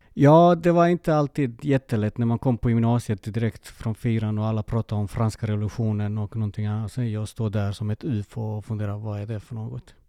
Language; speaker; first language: Swedish; early bilingual, other home language; Serbian